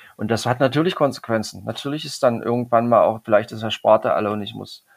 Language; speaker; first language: German; native; German